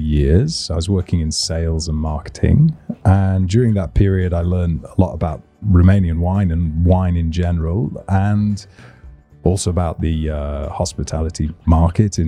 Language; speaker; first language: English; native; English